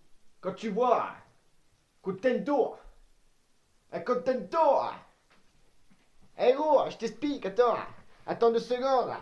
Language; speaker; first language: French; native; French